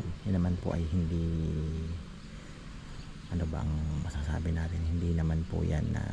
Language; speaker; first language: Filipino; native; Filipino